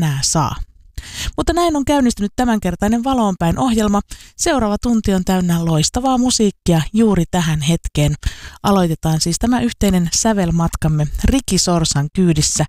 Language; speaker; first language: Finnish; native; Finnish